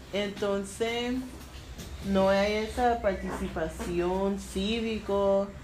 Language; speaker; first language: Spanish; early bilingual, heritage; Spanish